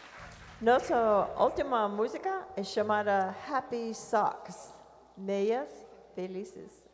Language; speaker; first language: Portuguese; non-native, learner; English